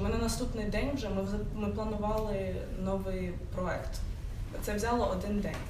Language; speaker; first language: Ukrainian; non-native, local second language; English